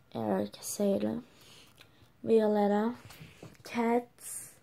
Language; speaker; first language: English; non-native, learner; Swedish